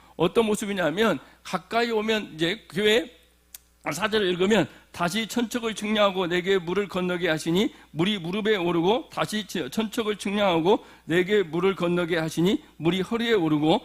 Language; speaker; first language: Korean; native; Korean